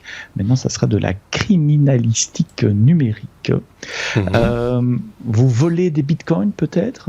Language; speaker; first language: French; native; French